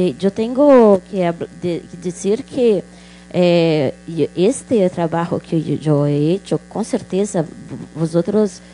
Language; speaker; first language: Portuguese; non-native, local second language; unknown